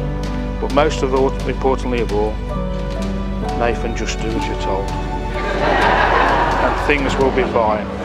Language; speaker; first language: English; native; English